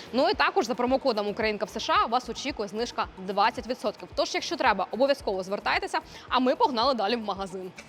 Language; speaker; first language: Ukrainian; native; Ukrainian